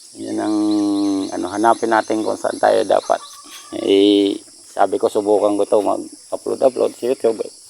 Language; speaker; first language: Filipino; non-native, local second language; Waray